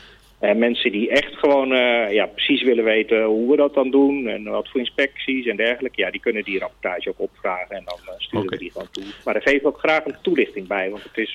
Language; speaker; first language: Dutch; native; Dutch